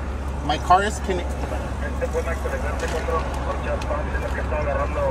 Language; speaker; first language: English; non-native, fluent; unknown